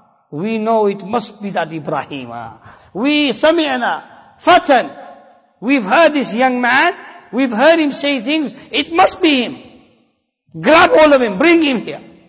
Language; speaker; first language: English; early bilingual, other home language; Urdu